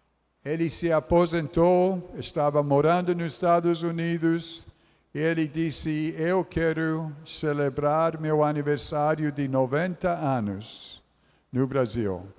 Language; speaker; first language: Portuguese; non-native, fluent; English